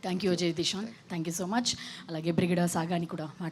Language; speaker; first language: Telugu; native; Telugu